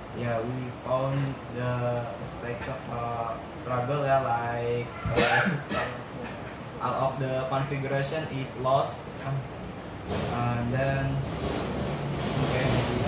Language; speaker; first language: English; non-native, learner; Indonesian